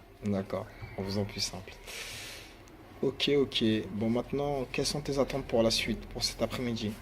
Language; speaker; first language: French; native; French